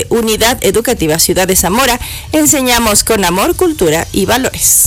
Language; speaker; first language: Spanish; native; Spanish